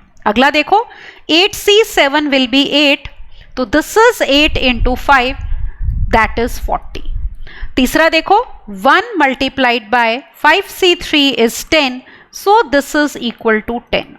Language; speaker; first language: Hindi; native; Hindi